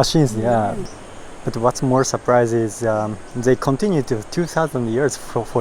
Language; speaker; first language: English; non-native, learner; Japanese